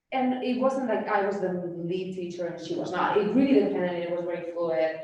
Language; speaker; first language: English; non-native, fluent; Spanish